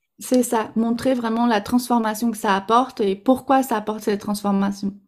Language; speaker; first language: French; non-native, fluent; Portuguese